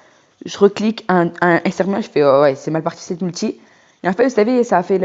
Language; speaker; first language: French; native; French